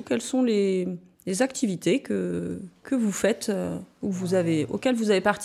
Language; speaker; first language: French; native; French